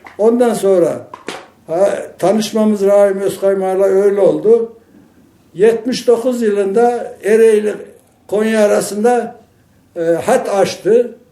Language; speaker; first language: Turkish; native; Turkish